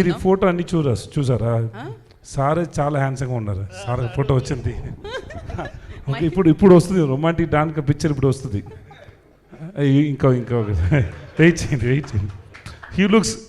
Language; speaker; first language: Telugu; non-native, learner; Tamil